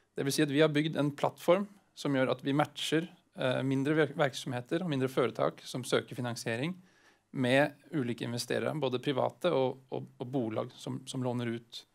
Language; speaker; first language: Swedish; non-native, fluent; Norwegian